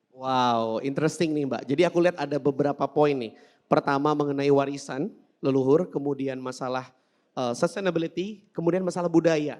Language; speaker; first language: Indonesian; native; Indonesian